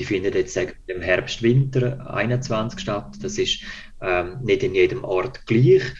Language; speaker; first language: German; native; German